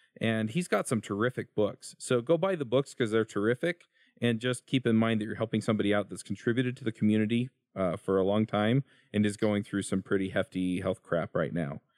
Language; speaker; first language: English; native; English